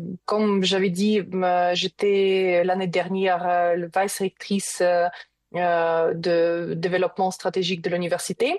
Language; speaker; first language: French; non-native, learner; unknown